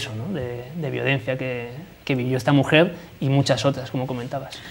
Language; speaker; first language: Spanish; native; Spanish